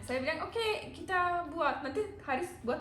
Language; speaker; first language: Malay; non-native, learner; Turkish